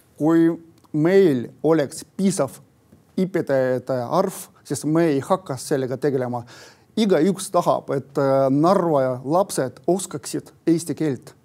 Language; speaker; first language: Estonian; non-native, local second language; Russian